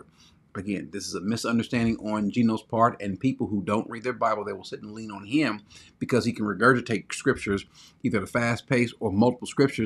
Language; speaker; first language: English; native; English